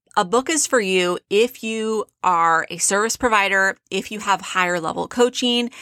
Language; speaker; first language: English; native; English